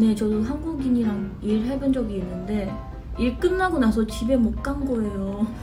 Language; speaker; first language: Korean; non-native, fluent; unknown